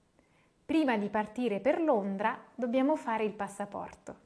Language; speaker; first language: Italian; non-native, fluent; French